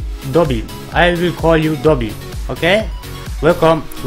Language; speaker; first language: English; non-native, learner; German